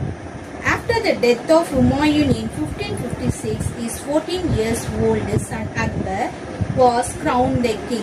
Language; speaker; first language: English; non-native, local second language; Tamil